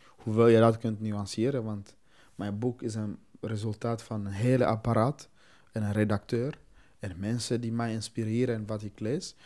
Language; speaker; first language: Dutch; non-native, fluent; Swahili